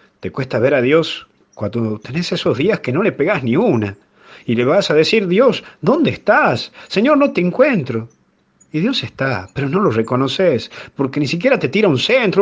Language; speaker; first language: Spanish; native; Spanish